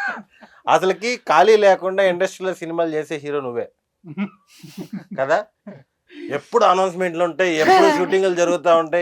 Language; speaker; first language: Telugu; native; Telugu